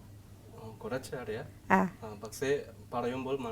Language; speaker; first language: Malayalam; non-native, learner; Assamese